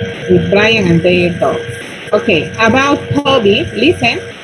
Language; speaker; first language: English; non-native, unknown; Spanish